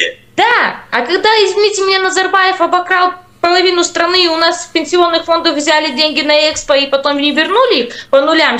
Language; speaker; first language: Russian; native; Russian